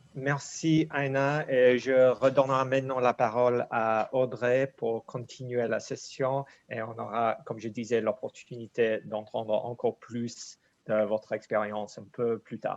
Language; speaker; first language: French; non-native, fluent; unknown